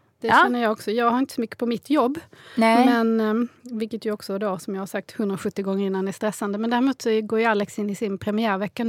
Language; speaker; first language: Swedish; native; Swedish